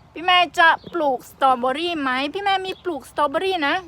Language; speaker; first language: Thai; non-native, local second language; Khmer